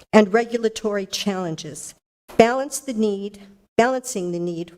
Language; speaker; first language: English; native; English